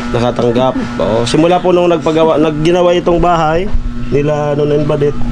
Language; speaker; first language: Filipino; non-native, local second language; Bikol